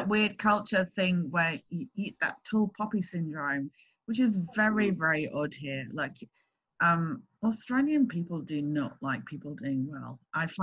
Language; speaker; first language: English; native; English